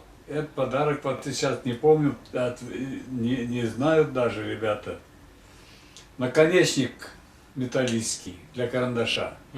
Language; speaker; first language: Russian; non-native, local second language; Tatar